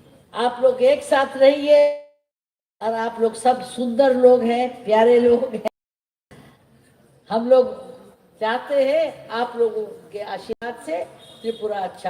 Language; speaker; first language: Hindi; non-native, local second language; Bangla